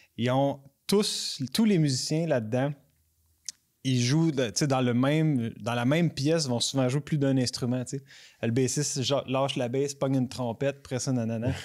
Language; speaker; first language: French; native; French